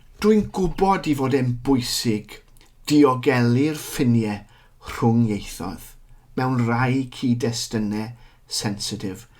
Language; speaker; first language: Welsh; native; Welsh